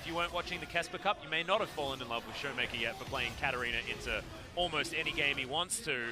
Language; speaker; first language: English; native; English